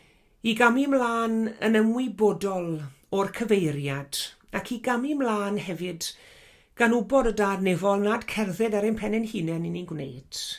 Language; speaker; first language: Welsh; native; Welsh